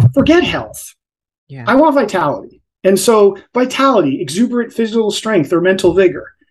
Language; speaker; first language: English; native; English